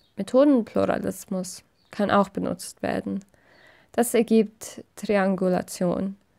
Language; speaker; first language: German; non-native, fluent; English